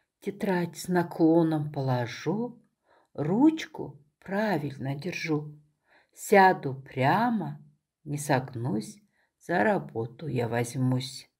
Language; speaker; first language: Russian; non-native, local second language; Kazakh